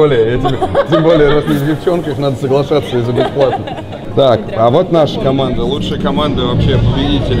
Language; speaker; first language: Russian; native; Russian